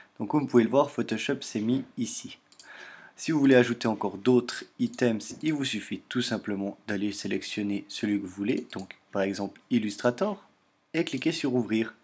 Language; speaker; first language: French; native; French